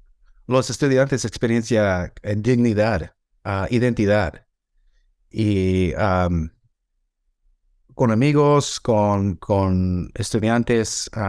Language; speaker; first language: Spanish; non-native, learner; English